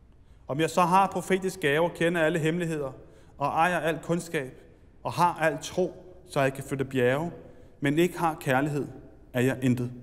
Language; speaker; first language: Danish; native; Danish